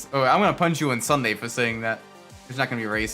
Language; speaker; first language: English; native; English